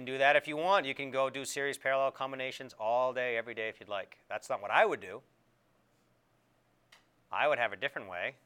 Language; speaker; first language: English; native; English